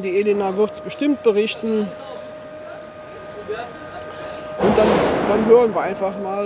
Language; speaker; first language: German; native; German